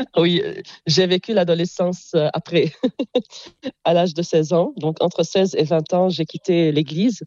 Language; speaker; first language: French; non-native, local second language; Arabic